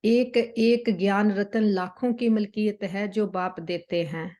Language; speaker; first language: Hindi; non-native, local second language; Punjabi